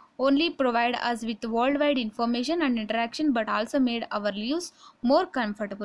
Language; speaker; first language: English; non-native, local second language; Telugu